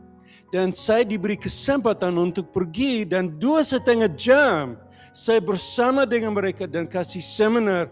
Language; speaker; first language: Indonesian; non-native, learner; English